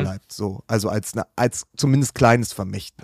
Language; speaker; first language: German; native; German